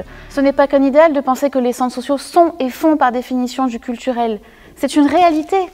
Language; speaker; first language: French; native; French